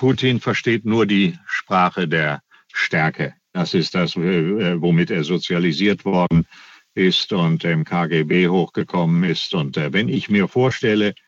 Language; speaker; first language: German; native; German